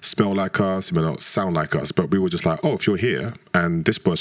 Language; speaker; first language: English; native; English